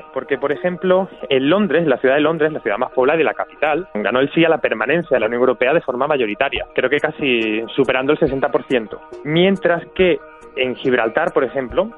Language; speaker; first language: Spanish; native; Spanish